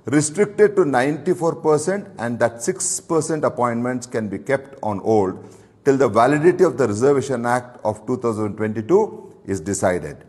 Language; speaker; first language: English; non-native, local second language; Kannada